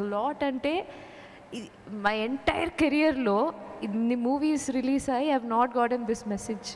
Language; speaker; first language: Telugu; non-native, learner; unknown